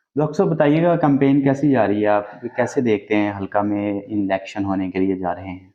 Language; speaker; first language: Urdu; non-native, local second language; Punjabi